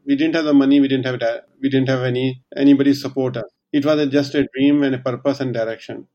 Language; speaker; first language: English; non-native, local second language; Hindi